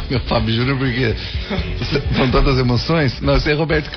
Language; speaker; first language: Portuguese; native; Portuguese